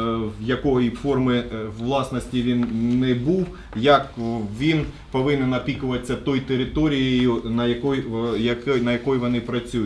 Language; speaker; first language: Ukrainian; non-native, local second language; Russian